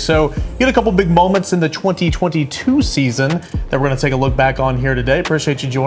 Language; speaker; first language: English; native; English